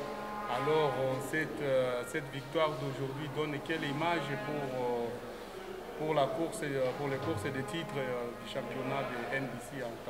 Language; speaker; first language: French; non-native, fluent; Swahili